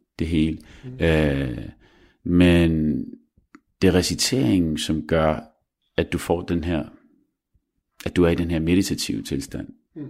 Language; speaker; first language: Danish; early bilingual, other home language; Arabic